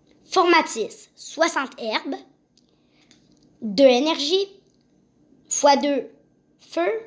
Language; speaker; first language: French; native; French